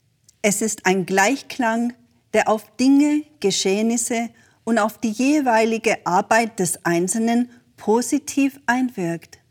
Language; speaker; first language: German; native; German